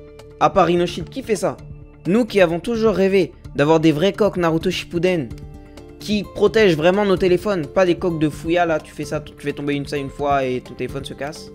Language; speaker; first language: French; native; French